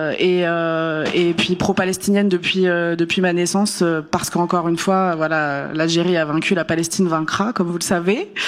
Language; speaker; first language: French; early bilingual, other home language; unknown